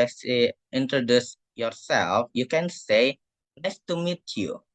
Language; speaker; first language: English; non-native, fluent; Indonesian